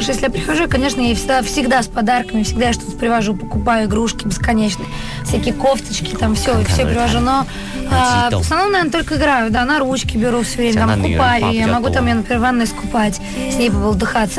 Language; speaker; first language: Russian; native; Russian